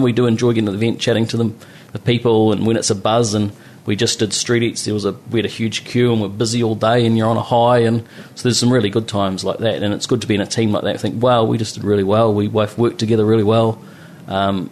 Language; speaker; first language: English; native; English